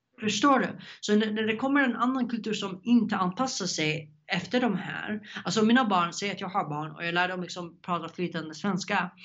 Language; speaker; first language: Swedish; non-native, fluent; Arabic